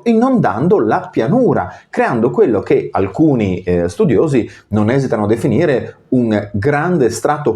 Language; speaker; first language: Italian; native; Italian